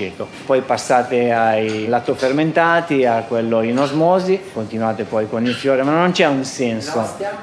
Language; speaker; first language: Italian; native; Italian